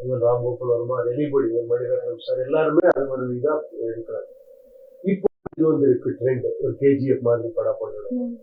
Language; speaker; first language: Tamil; non-native, learner; Kannada